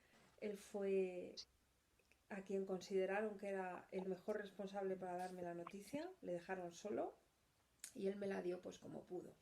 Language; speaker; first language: Spanish; native; Spanish